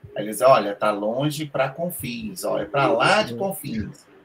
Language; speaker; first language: Portuguese; native; Portuguese